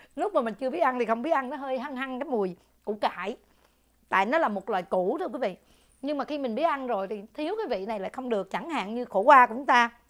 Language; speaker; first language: Vietnamese; native; Vietnamese